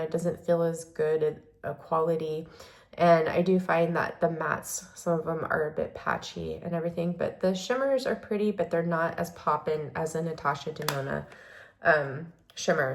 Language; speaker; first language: English; native; English